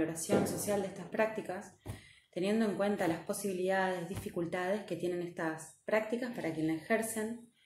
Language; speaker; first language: Spanish; native; Spanish